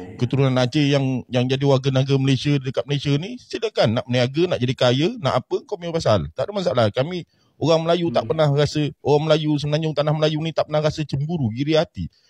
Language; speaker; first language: Malay; native; Malay